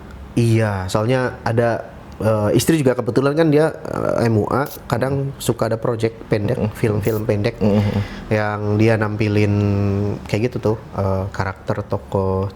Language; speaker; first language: Indonesian; native; Indonesian